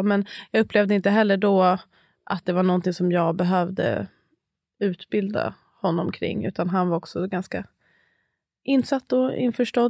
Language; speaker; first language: Swedish; native; Swedish